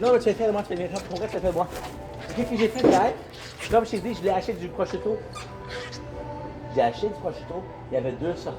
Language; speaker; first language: French; native; French